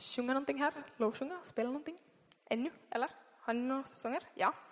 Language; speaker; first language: Swedish; native; Swedish